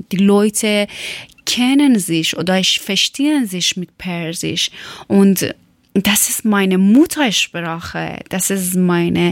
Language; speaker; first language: German; non-native, learner; Persian